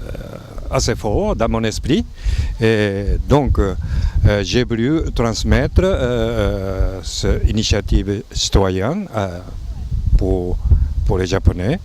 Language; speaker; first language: French; non-native, fluent; Japanese